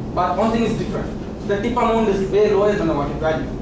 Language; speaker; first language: English; non-native, local second language; Tamil